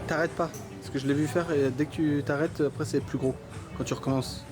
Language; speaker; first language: French; native; French